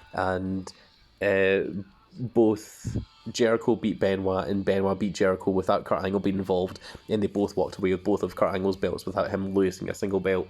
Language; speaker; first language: English; native; English